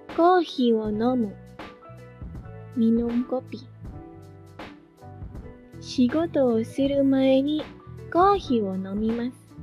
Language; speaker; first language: Japanese; non-native, fluent; Indonesian